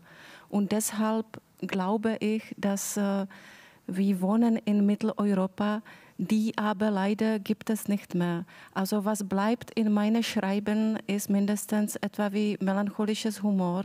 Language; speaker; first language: German; non-native, fluent; Czech